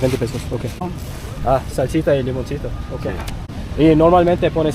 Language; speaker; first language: Spanish; non-native, learner; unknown